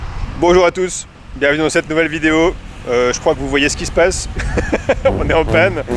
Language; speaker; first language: French; native; French